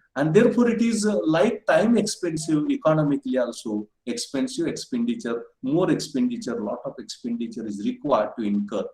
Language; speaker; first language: English; non-native, local second language; Marathi